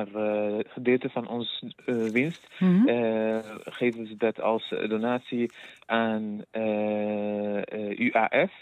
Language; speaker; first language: Dutch; non-native, fluent; Arabic